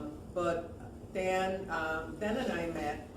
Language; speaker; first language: English; native; English